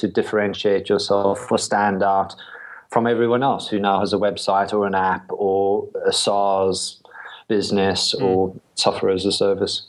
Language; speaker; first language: English; native; English